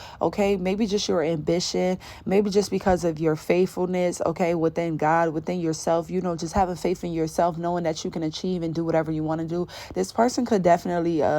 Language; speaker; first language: English; native; English